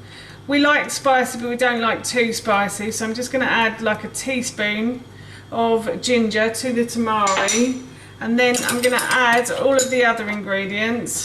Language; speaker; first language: English; native; English